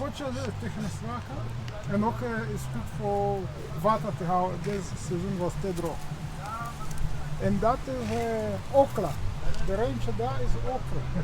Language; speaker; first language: Dutch; non-native, learner; Kinyarwanda